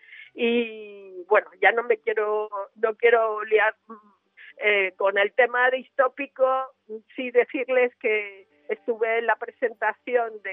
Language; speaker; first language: Spanish; native; Spanish